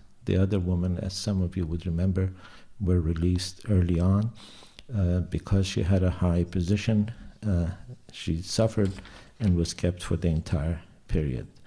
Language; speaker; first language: English; non-native, fluent; Persian